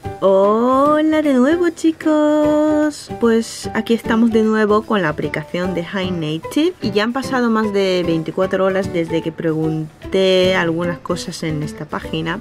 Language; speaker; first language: Spanish; non-native, fluent; Japanese